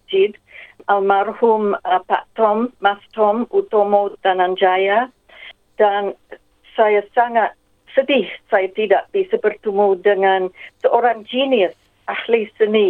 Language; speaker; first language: Indonesian; non-native, fluent; English